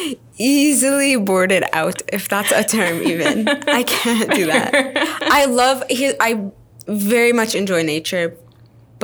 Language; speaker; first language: English; non-native, fluent; Arabic